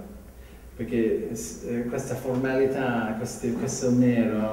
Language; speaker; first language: Italian; non-native, fluent; English